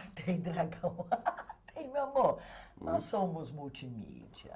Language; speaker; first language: Portuguese; native; Portuguese